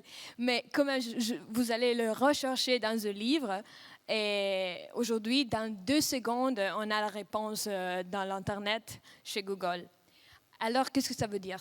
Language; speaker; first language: French; non-native, fluent; Russian